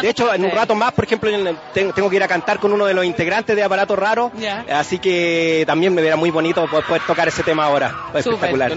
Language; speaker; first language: Spanish; native; Spanish